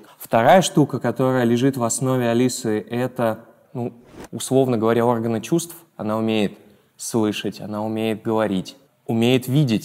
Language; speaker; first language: Russian; native; Russian